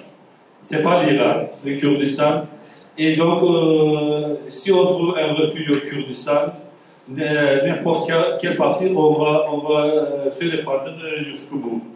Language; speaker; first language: French; non-native, fluent; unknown